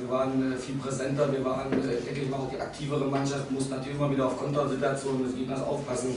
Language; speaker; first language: German; native; German